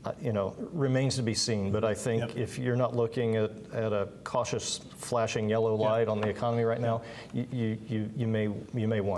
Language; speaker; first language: English; native; English